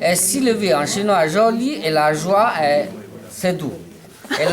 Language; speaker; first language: French; non-native, learner; Chinese